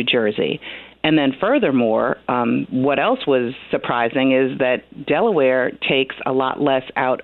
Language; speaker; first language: English; native; English